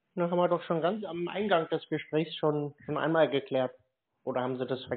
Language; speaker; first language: German; native; German